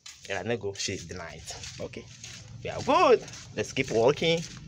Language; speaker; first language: English; non-native, learner; Makhuwa